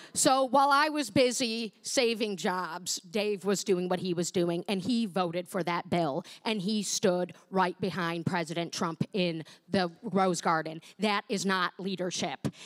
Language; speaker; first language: English; native; English